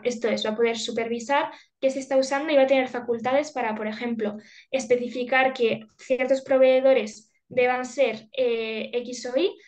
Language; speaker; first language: Spanish; native; Spanish